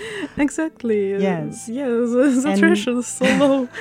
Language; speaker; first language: English; non-native, fluent; Russian